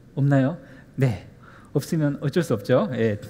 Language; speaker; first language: Korean; native; Korean